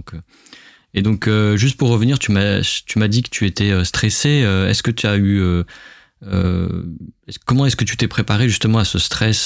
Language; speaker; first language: French; native; French